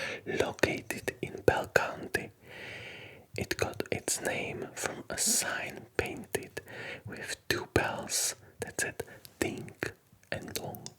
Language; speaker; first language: English; non-native, fluent; Polish